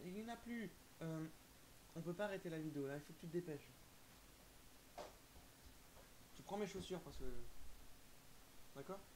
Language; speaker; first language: French; native; French